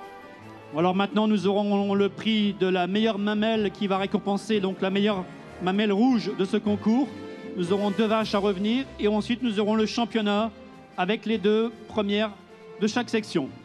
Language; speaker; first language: French; native; French